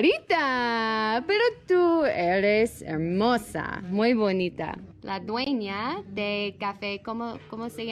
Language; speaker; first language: Spanish; non-native, learner; English